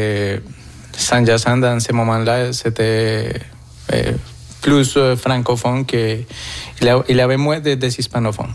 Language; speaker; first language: French; non-native, fluent; Spanish